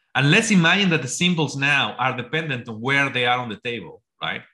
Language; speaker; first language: English; non-native, fluent; Spanish